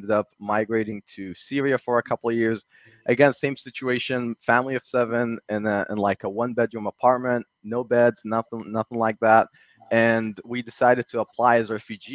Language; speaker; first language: English; early bilingual, other home language; Arabic